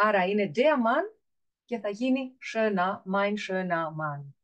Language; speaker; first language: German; non-native, fluent; Greek